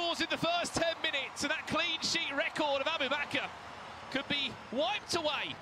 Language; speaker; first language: English; native; English